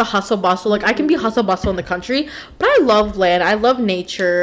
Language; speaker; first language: English; native; English